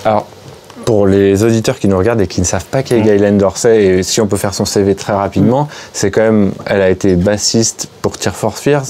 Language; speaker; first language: French; native; French